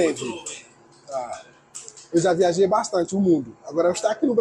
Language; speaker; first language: Portuguese; non-native, fluent; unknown